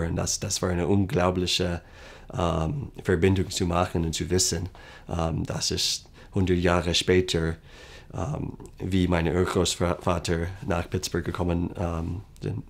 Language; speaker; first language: German; non-native, fluent; English